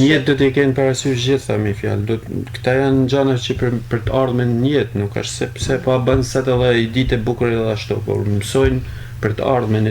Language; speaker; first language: Albanian; native; Albanian